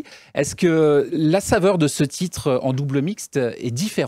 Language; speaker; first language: French; native; French